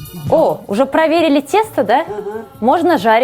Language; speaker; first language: Russian; native; Russian